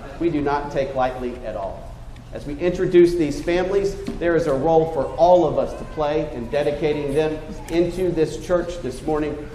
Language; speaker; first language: English; native; English